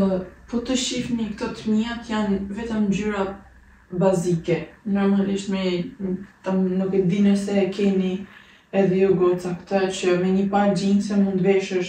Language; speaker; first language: Albanian; native; Albanian